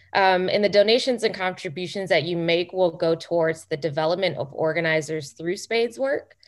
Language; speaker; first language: English; native; English